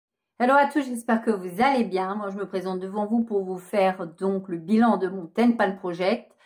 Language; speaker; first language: French; native; French